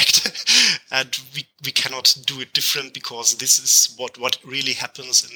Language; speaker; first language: English; non-native, fluent; German